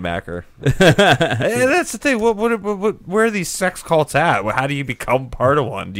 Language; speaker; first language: English; native; English